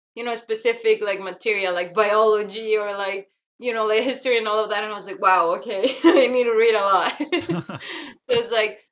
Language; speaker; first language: English; non-native, fluent; Spanish